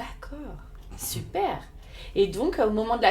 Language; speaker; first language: French; native; French